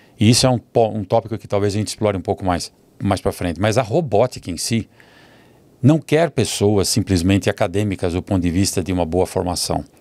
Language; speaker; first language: Portuguese; early bilingual, other home language; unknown